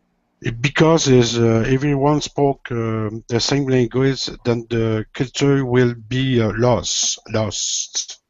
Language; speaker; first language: English; non-native, learner; French